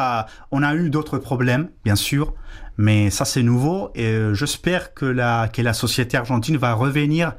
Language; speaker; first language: French; non-native, fluent; Spanish